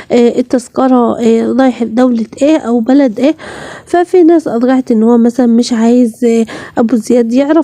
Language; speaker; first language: Arabic; native; Arabic